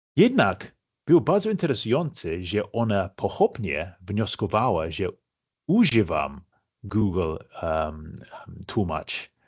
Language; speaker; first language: Polish; non-native, fluent; English